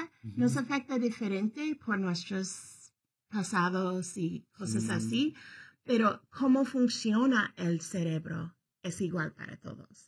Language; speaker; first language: Spanish; early bilingual, heritage; Spanish